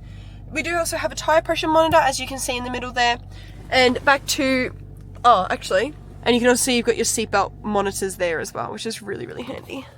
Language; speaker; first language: English; native; English